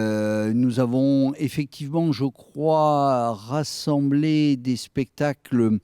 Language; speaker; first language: French; native; French